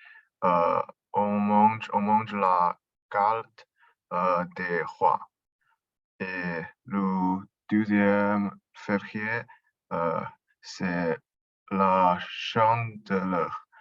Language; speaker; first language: French; non-native, learner; Chinese